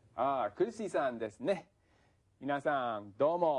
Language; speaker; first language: Japanese; non-native, fluent; English